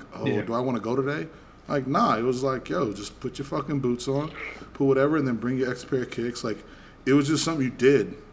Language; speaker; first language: English; native; English